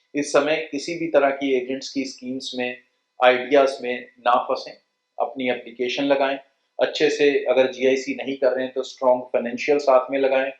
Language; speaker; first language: Hindi; non-native, local second language; Punjabi